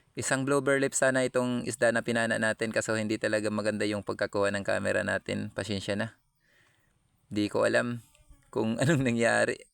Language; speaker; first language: Filipino; non-native, local second language; Cebuano